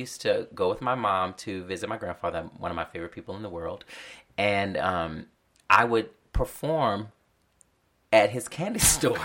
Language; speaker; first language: English; native; English